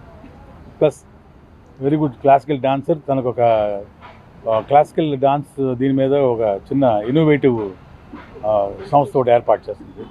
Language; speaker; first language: Telugu; native; Telugu